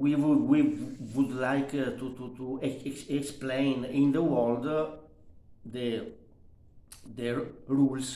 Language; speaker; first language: English; non-native, learner; Italian